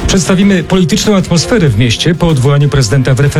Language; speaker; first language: Polish; native; Polish